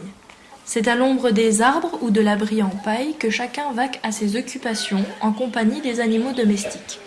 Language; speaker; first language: French; native; French